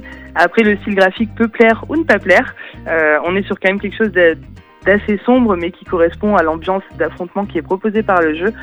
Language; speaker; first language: French; native; French